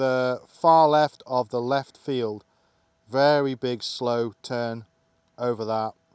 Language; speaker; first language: English; native; English